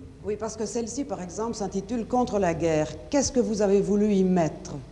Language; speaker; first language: French; native; French